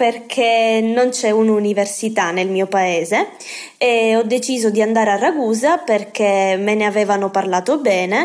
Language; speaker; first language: Italian; native; Italian